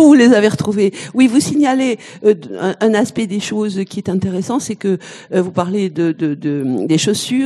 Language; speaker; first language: French; native; French